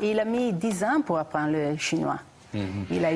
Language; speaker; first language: French; non-native, fluent; Italian